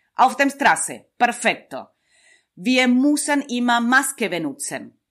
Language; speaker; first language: German; non-native, learner; Spanish